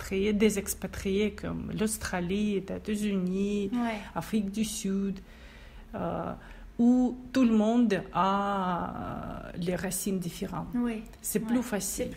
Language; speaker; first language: French; non-native, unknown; Russian